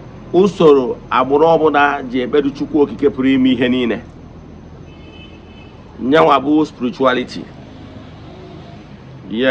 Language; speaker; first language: Igbo; native; Igbo